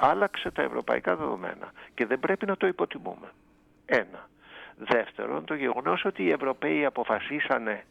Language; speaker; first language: Greek; native; Greek